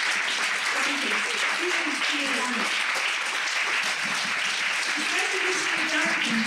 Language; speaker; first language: German; early bilingual, other home language; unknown